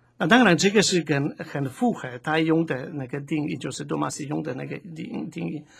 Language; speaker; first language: Chinese; non-native, fluent; Polish